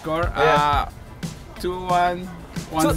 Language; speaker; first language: English; non-native, learner; Korean